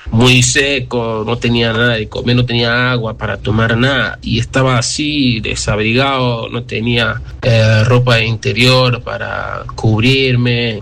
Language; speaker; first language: Spanish; non-native, fluent; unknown